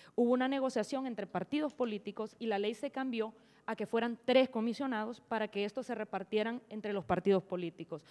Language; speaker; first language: Spanish; native; Spanish